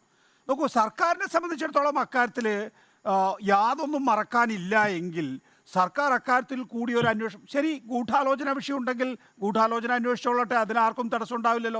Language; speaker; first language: Malayalam; native; Malayalam